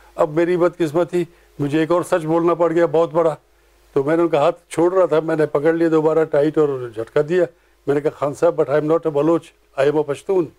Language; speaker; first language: Urdu; non-native, local second language; Pashto